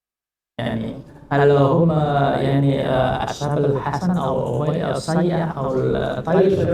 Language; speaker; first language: Arabic; non-native, learner; Indonesian